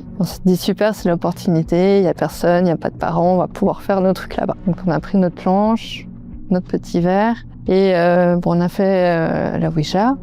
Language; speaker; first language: French; native; French